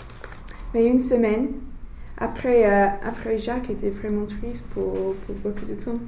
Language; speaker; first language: French; non-native, learner; English